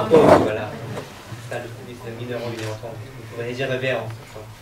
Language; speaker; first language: French; non-native, learner; Korean